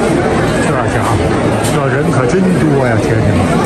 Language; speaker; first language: Chinese; native; Chinese